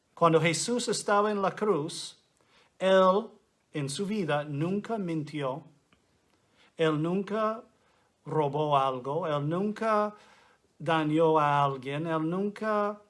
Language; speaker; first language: Spanish; non-native, fluent; English